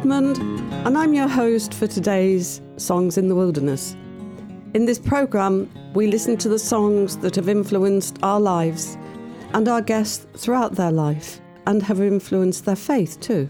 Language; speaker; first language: English; native; English